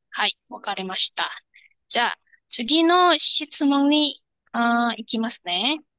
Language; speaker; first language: Japanese; non-native, fluent; Indonesian